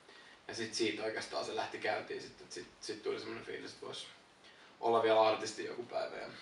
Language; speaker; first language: Finnish; native; Finnish